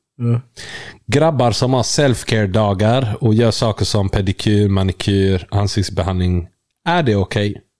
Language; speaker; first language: Swedish; early bilingual, other home language; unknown